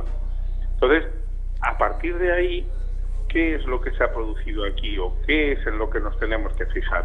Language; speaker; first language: Spanish; native; Spanish